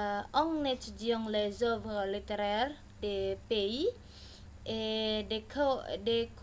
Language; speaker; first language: French; non-native, learner; Indonesian